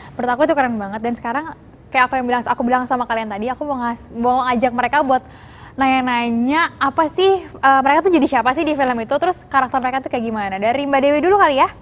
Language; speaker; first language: Indonesian; native; Indonesian